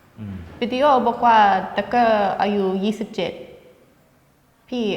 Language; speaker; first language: Thai; non-native, fluent; English